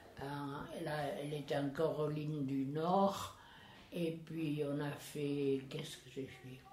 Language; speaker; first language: French; native; French